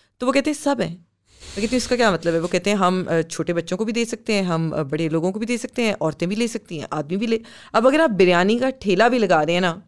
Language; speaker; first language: Hindi; native; Hindi